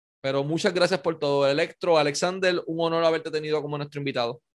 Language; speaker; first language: Spanish; native; Spanish